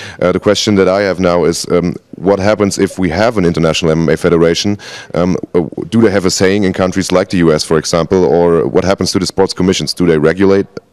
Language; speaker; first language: English; non-native, fluent; German